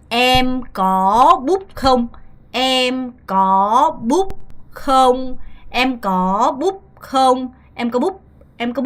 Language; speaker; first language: Vietnamese; non-native, fluent; Korean